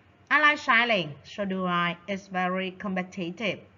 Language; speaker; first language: English; non-native, fluent; Vietnamese